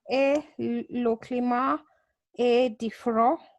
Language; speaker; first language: French; non-native, learner; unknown